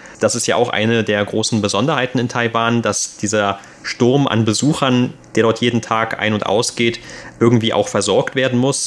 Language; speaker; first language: German; native; German